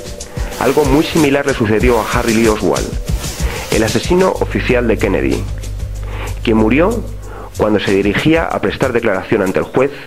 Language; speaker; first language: Spanish; native; Spanish